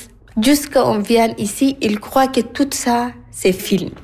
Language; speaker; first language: French; non-native, learner; Arabic